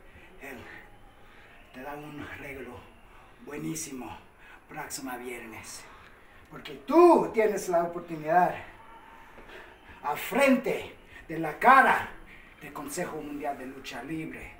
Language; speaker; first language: Spanish; non-native, fluent; English